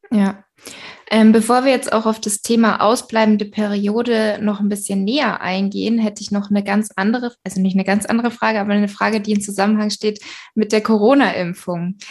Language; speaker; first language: German; native; German